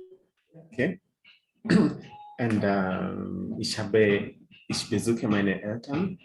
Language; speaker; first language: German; non-native, fluent; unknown